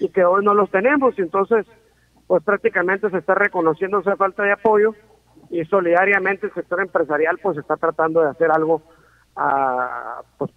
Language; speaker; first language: Spanish; native; Spanish